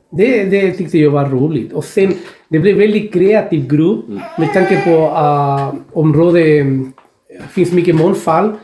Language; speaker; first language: Swedish; non-native, fluent; Spanish